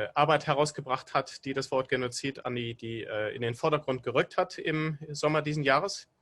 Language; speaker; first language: German; native; German